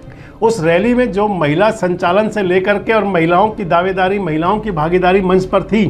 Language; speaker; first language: Hindi; native; Hindi